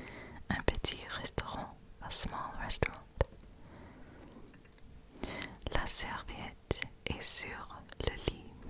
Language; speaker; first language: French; non-native, learner; English